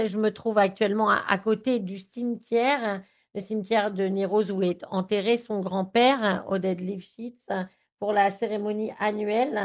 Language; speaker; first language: French; native; French